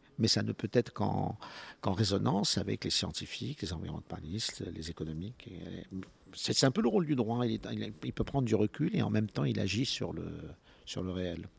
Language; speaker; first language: French; native; French